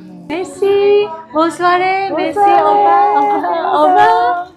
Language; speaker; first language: French; non-native, learner; Japanese